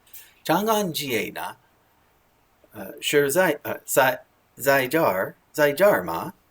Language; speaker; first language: Chinese; non-native, learner; English